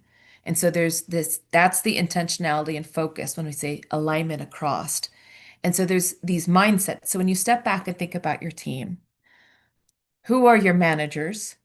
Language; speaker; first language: English; native; English